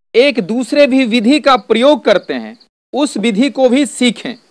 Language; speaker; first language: Hindi; native; Hindi